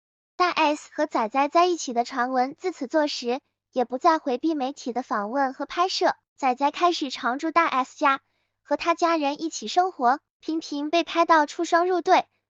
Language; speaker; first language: Chinese; native; Chinese